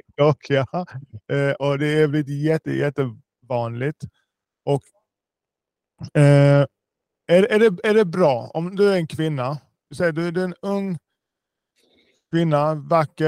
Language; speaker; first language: Swedish; early bilingual, other home language; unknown